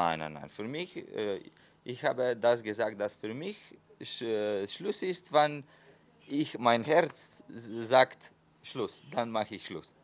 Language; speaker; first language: German; non-native, fluent; Slovenian